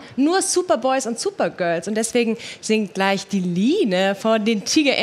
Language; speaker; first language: German; native; German